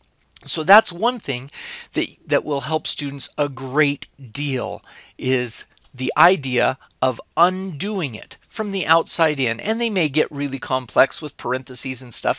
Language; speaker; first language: English; native; English